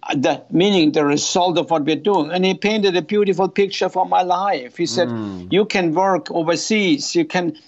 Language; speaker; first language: English; non-native, fluent; German